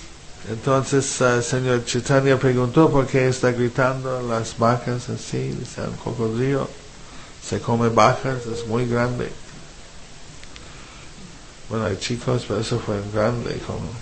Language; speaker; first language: Spanish; non-native, fluent; English